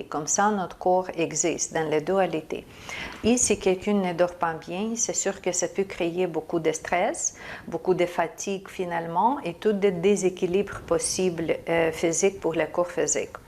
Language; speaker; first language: French; non-native, fluent; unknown